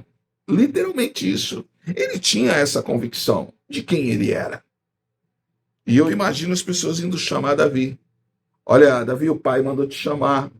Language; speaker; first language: Portuguese; native; Portuguese